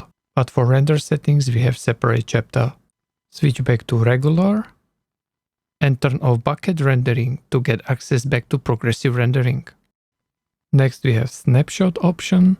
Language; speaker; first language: English; non-native, learner; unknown